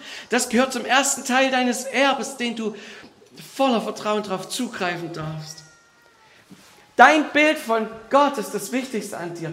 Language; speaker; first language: German; native; German